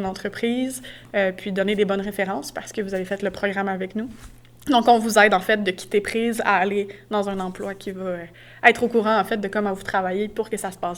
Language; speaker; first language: French; native; French